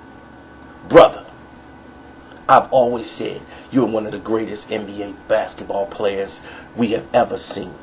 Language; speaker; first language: English; native; English